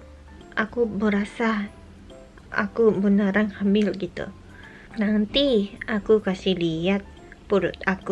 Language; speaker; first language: Indonesian; non-native, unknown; Japanese